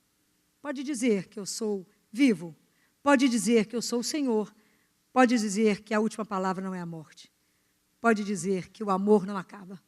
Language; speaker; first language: Portuguese; native; Portuguese